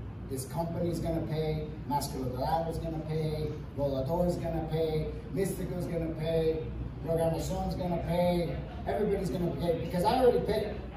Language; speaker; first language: English; native; English